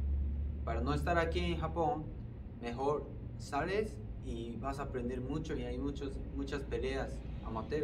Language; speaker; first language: Spanish; non-native, fluent; Japanese